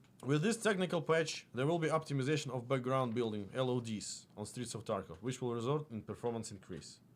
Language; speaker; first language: English; non-native, fluent; Russian